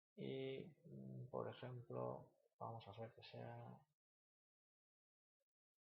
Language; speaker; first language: Spanish; native; Spanish